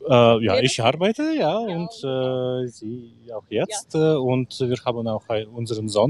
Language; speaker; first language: German; non-native, learner; Russian